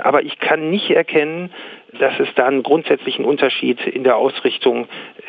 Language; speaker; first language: German; native; German